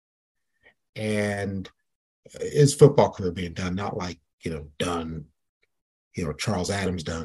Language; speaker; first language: English; native; English